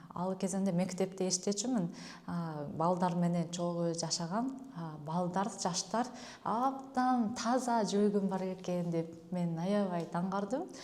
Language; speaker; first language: Kyrgyz; non-native, fluent; Japanese